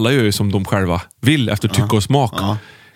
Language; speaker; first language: Swedish; native; Swedish